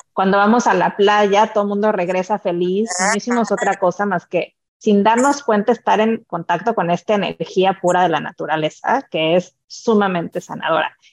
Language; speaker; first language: Spanish; native; Spanish